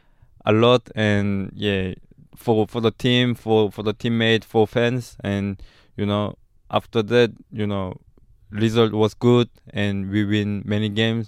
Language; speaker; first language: English; non-native, learner; Korean